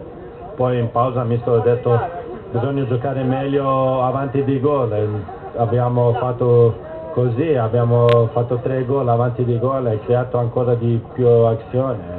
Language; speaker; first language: Italian; non-native, learner; Swedish